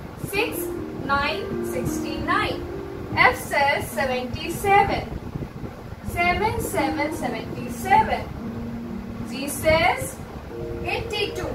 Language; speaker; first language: English; non-native, local second language; Hindi